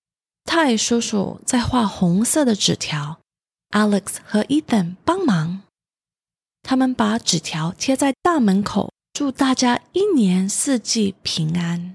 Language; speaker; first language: Chinese; early bilingual, heritage; Chinese